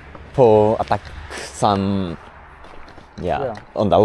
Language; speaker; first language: English; non-native, learner; Japanese